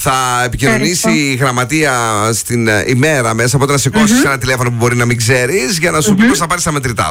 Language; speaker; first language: Greek; native; Greek